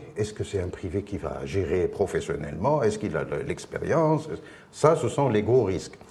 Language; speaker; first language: French; non-native, local second language; Arabic